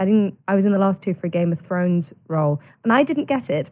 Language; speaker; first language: English; native; English